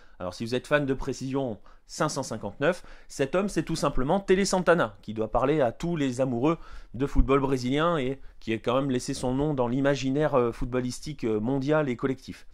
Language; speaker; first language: French; native; French